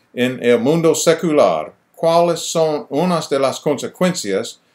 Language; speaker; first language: Spanish; non-native, fluent; English